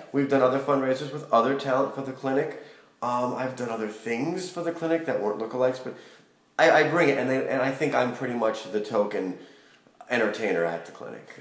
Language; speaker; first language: English; native; English